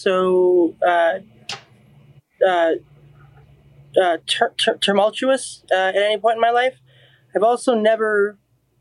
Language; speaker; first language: English; native; English